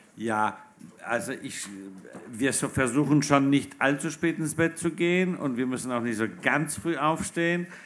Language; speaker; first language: German; non-native, fluent; Polish